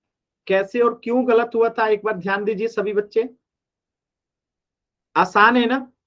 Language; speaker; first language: Hindi; native; Hindi